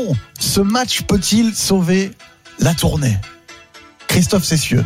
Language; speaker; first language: French; native; French